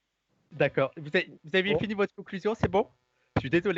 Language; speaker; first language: French; native; French